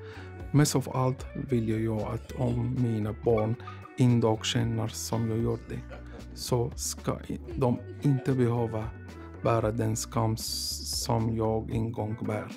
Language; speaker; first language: Swedish; non-native, learner; Arabic